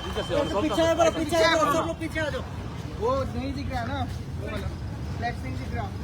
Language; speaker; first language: Hindi; non-native, local second language; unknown